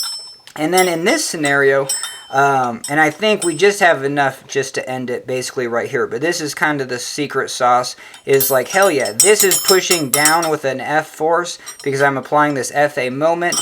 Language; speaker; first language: English; native; English